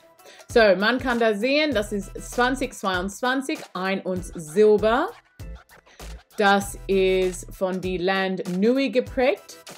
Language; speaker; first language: German; non-native, learner; English